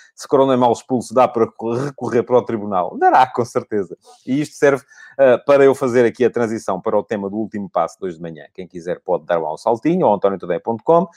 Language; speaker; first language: Portuguese; native; Portuguese